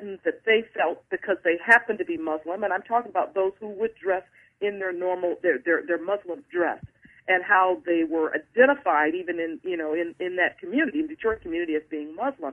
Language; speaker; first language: English; native; English